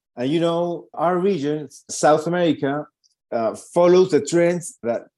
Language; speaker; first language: English; non-native, fluent; Spanish